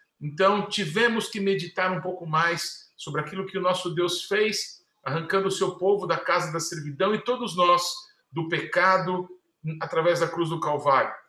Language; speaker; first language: Portuguese; native; Portuguese